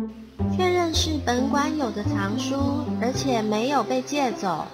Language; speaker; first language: Chinese; native; Chinese